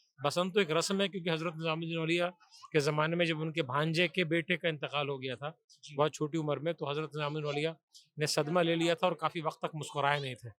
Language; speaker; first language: Hindi; native; Hindi